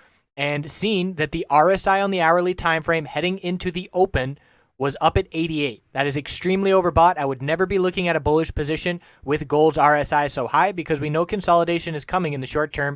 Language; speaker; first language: English; native; English